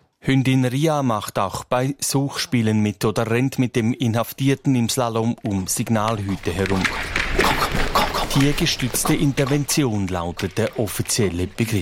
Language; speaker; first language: German; native; German